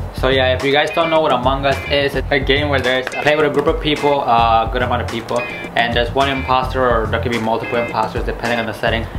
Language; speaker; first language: English; early bilingual, other home language; Spanish